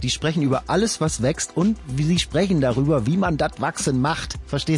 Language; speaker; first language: German; native; German